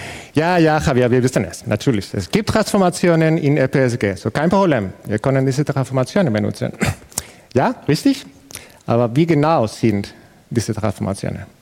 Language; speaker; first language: German; non-native, fluent; Spanish